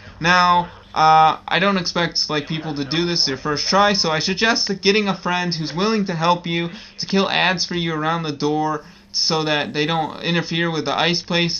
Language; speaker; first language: English; native; English